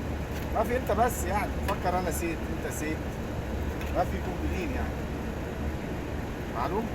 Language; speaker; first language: Arabic; native; Arabic